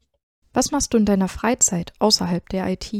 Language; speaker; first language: German; native; German